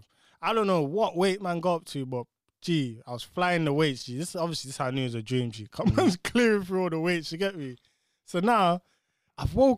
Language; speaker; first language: English; native; English